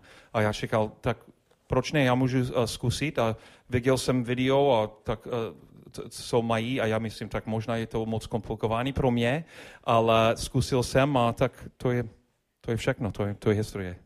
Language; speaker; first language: Czech; non-native, learner; English